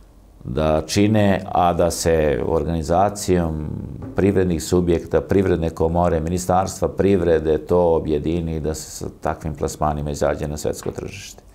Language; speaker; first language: Croatian; native; Croatian